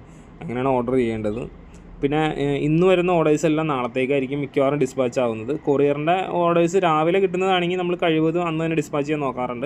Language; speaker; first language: Malayalam; native; Malayalam